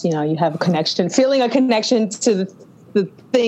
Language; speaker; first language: English; native; English